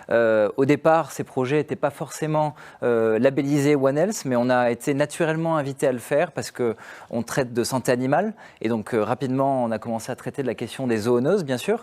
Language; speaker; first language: French; native; French